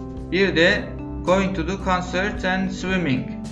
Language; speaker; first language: English; non-native, fluent; Turkish